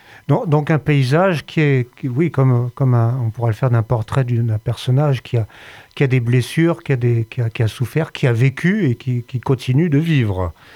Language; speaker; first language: French; native; French